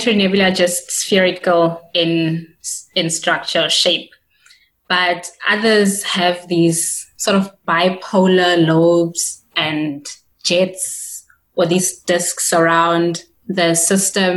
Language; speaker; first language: English; non-native, local second language; Tswana